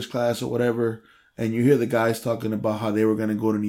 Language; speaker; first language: English; early bilingual, other home language; Spanish